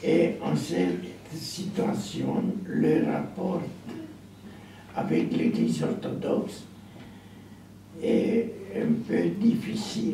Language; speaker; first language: French; non-native, learner; Romanian